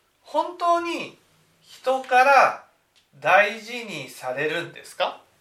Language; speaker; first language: Japanese; native; Japanese